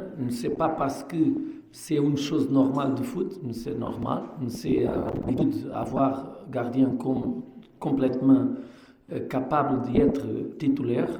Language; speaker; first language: French; non-native, fluent; Portuguese